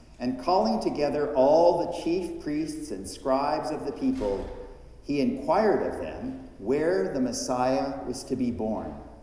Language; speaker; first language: English; native; English